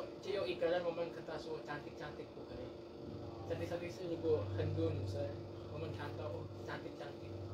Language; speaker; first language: Chinese; non-native, learner; Indonesian